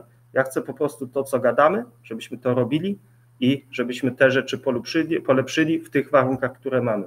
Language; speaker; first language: Polish; early bilingual, heritage; Polish